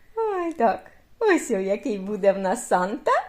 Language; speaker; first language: Ukrainian; native; Ukrainian